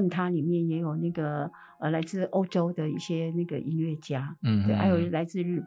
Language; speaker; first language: Chinese; native; Chinese